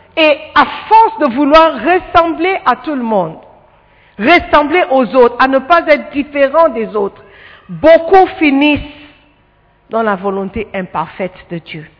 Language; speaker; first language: French; non-native, fluent; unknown